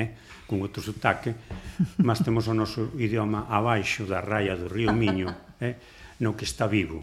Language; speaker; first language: Galician; native; Galician